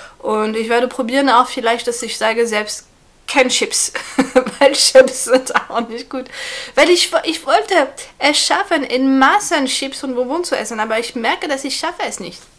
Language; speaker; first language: German; non-native, fluent; French